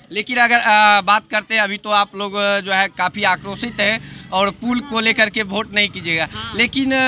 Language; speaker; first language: Hindi; native; Hindi